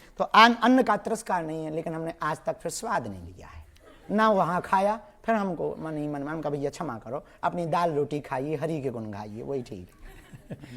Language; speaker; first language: Hindi; native; Hindi